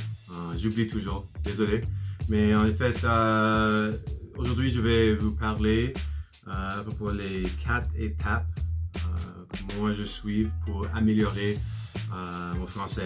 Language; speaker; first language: French; non-native, learner; English